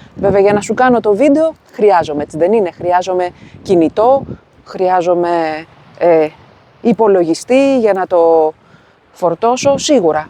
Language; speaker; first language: Greek; native; Greek